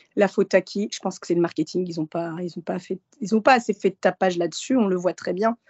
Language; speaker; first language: French; early bilingual, other home language; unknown